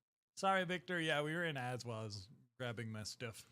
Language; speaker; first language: English; native; English